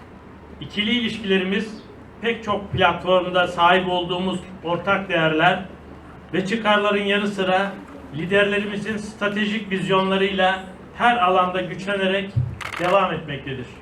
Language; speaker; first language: Turkish; native; Turkish